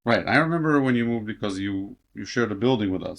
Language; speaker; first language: English; native; English